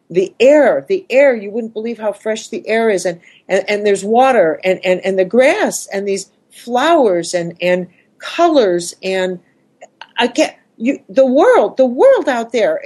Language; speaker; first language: English; native; English